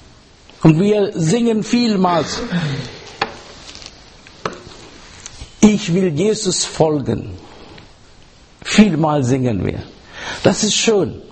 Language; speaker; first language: German; non-native, learner; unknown